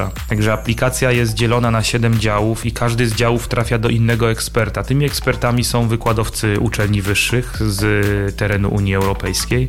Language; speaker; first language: Polish; native; Polish